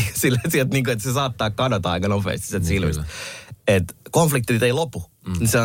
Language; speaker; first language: Finnish; early bilingual, other home language; Somali